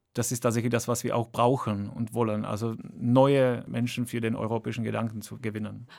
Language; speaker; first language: German; non-native, fluent; Czech